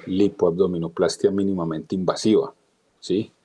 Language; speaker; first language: Spanish; native; Spanish